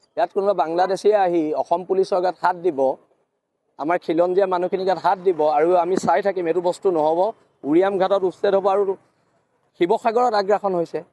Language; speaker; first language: Assamese; native; Assamese